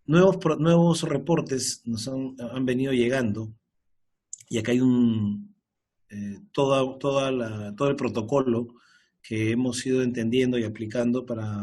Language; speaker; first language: Spanish; native; Spanish